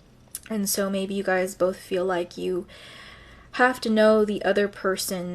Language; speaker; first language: English; native; English